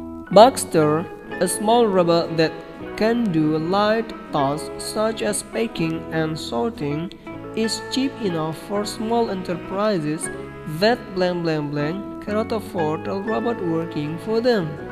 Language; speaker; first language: English; non-native, fluent; Indonesian